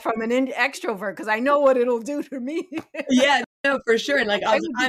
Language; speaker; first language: English; native; English